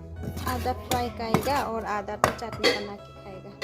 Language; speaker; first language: Hindi; non-native, local second language; Bodo